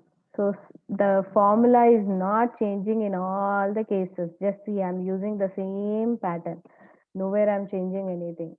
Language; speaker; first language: English; non-native, local second language; Telugu